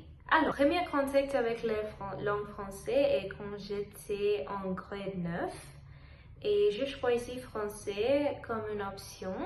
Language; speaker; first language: French; non-native, learner; Telugu